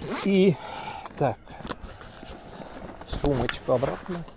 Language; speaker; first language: Russian; non-native, local second language; Estonian